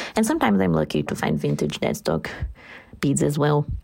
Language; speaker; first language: English; non-native, fluent; Portuguese